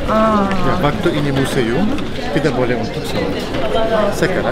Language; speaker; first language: Indonesian; non-native, fluent; Turkish